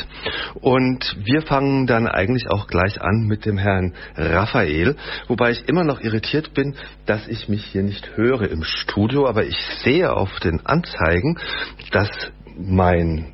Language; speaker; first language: German; native; German